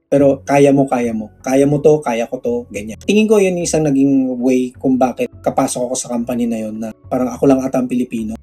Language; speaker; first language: Filipino; non-native, local second language; Cebuano